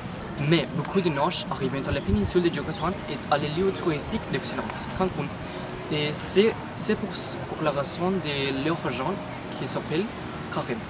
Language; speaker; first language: French; non-native, learner; Spanish